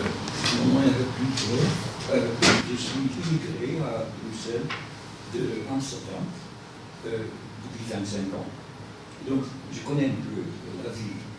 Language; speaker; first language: French; non-native, fluent; Dutch